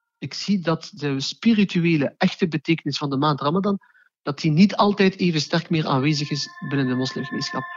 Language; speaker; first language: Dutch; early bilingual, other home language; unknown